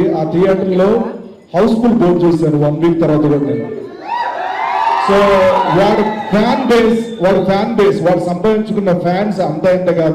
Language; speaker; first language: Telugu; native; Telugu